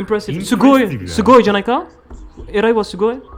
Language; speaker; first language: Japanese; non-native, learner; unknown